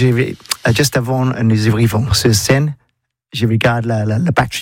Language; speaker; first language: French; non-native, learner; English